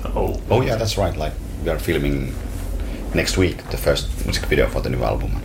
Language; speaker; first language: English; non-native, fluent; Finnish